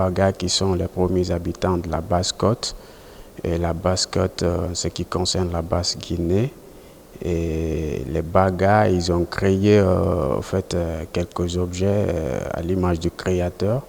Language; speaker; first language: French; non-native, local second language; Susu